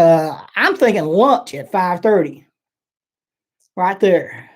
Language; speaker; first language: English; native; English